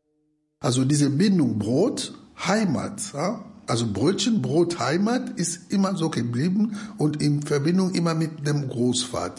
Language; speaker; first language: German; non-native, fluent; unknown